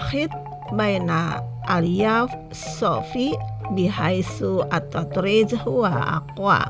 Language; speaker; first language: Arabic; non-native, fluent; Indonesian